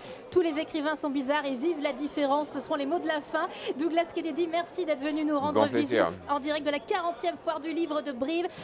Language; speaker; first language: French; native; French